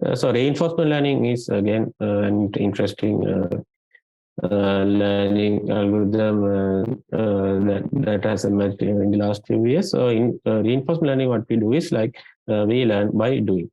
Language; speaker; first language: English; non-native, local second language; Sinhala